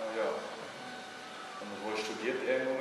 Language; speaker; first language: German; early bilingual, heritage; German